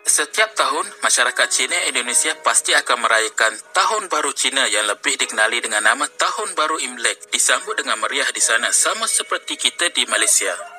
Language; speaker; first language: Malay; native; Malay